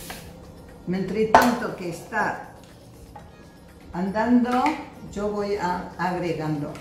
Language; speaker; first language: Spanish; non-native, fluent; Arabic